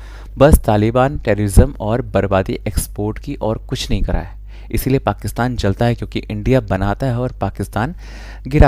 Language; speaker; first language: Hindi; native; Hindi